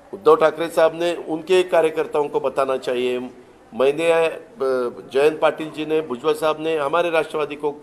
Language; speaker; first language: Hindi; non-native, local second language; Marathi